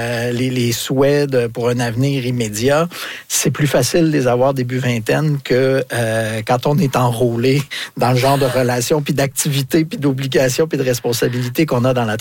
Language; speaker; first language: French; native; French